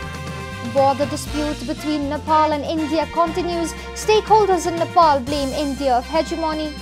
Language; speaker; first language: English; non-native, local second language; Nepali